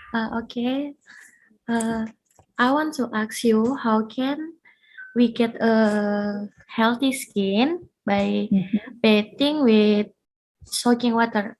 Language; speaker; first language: English; non-native, fluent; Indonesian